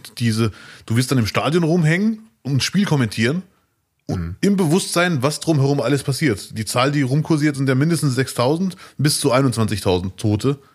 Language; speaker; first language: German; early bilingual, other home language; Arabic